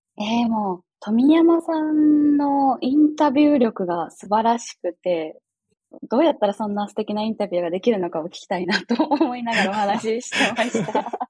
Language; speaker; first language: Japanese; native; Japanese